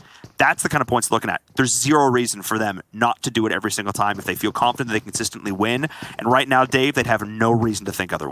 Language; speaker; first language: English; native; English